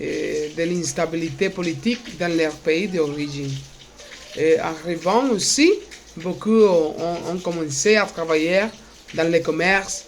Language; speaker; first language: French; non-native, learner; Spanish